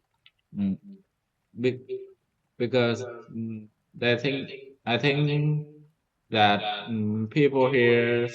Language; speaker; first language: English; non-native, learner; Vietnamese